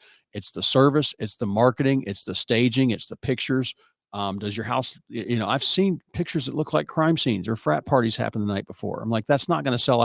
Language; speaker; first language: English; native; English